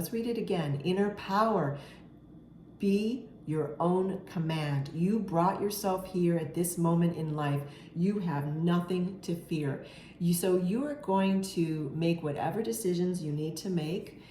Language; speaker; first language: English; native; English